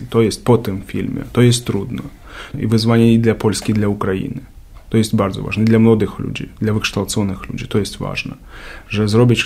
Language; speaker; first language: Polish; non-native, learner; Ukrainian